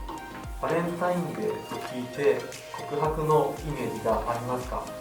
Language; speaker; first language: Japanese; non-native, fluent; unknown